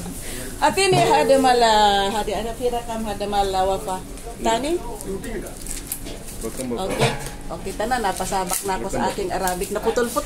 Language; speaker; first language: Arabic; non-native, learner; Filipino